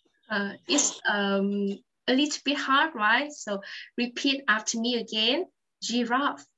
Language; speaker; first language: English; non-native, fluent; Vietnamese